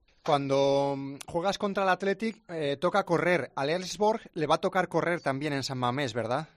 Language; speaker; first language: Spanish; native; Spanish